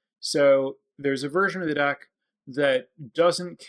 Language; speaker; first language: English; native; English